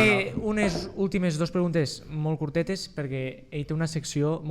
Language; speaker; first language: Catalan; native; Catalan